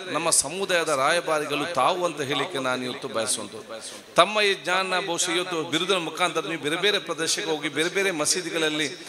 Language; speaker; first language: Kannada; non-native, local second language; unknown